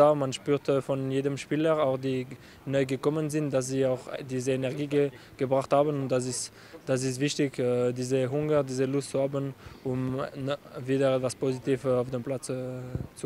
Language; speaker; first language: German; non-native, local second language; French